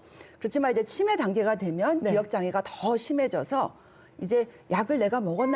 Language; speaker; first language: Korean; native; Korean